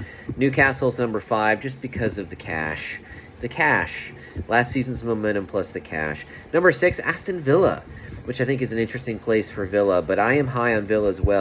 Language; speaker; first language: English; native; English